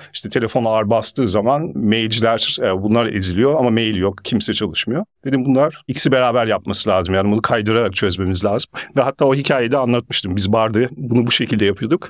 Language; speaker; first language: Turkish; early bilingual, heritage; Turkish